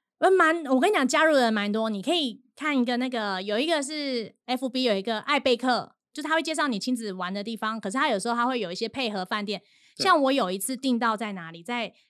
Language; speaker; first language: Chinese; native; Chinese